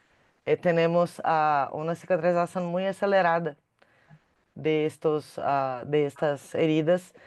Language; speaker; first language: Spanish; non-native, learner; Portuguese